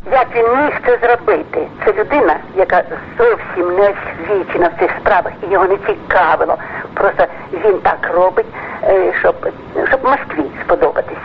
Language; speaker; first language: Ukrainian; native; Ukrainian